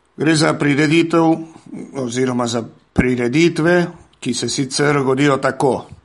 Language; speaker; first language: Slovenian; early bilingual, heritage; Slovenian